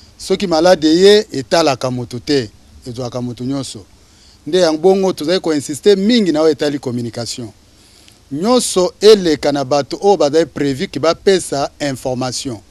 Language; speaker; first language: Lingala; native; Lingala